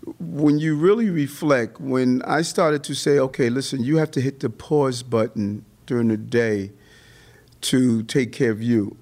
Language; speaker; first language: English; native; English